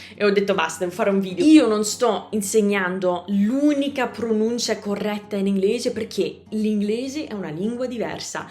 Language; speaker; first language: Italian; non-native, fluent; English